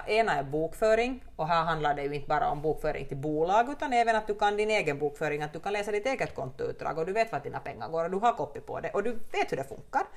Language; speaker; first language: Swedish; native; Swedish